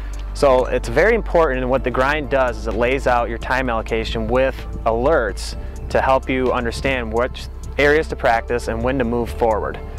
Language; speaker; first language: English; native; English